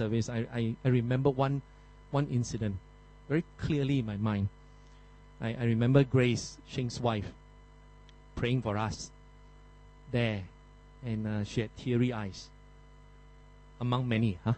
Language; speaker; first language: English; non-native, local second language; Min Nan Chinese